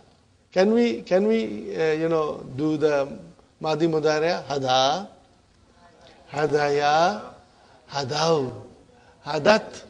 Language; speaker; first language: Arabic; non-native, fluent; Urdu